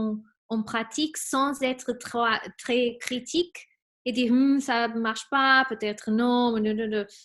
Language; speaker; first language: French; non-native, fluent; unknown